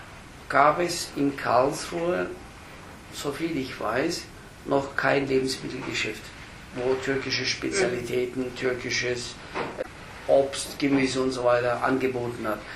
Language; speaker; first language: German; early bilingual, other home language; Turkish